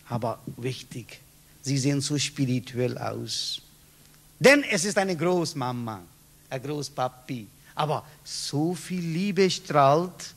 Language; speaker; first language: German; non-native, learner; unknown